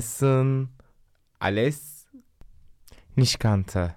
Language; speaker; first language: German; non-native, learner; Turkish